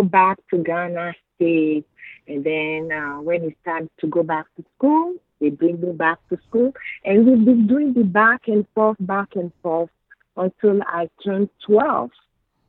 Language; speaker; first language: English; non-native, fluent; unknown